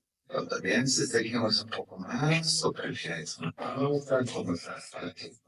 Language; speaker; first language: Spanish; non-native, fluent; Portuguese